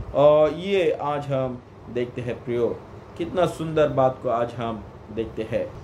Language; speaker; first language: Hindi; non-native, local second language; Kannada